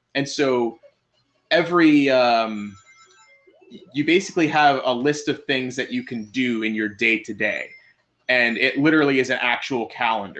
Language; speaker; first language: English; native; English